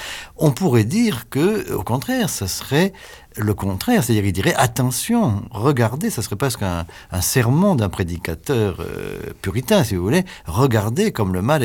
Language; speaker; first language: French; native; French